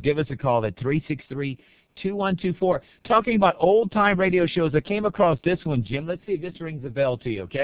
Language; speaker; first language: English; native; English